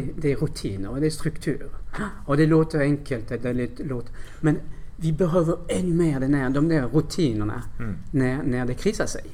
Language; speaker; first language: Swedish; non-native, fluent; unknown